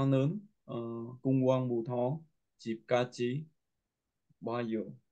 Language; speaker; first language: Korean; non-native, learner; Vietnamese